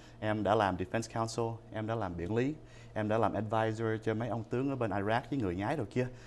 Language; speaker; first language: Vietnamese; early bilingual, heritage; Vietnamese